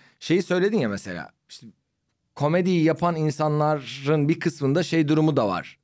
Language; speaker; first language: Turkish; native; Turkish